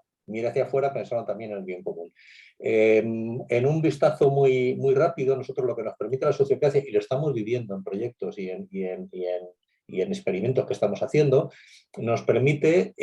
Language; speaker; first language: Spanish; native; Spanish